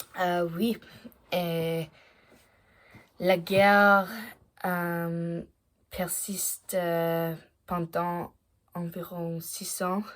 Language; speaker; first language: French; non-native, learner; Danish